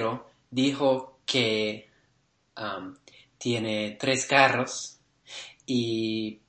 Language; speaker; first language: Spanish; non-native, learner; English